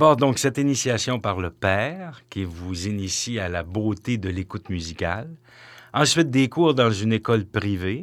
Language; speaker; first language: French; native; French